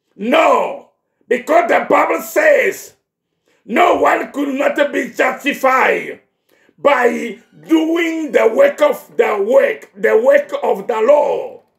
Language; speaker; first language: English; non-native, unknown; Ewe